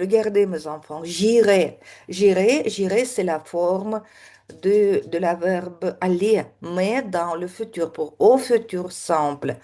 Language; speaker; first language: French; non-native, fluent; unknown